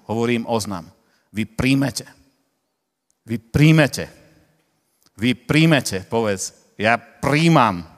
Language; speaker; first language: Slovak; native; Slovak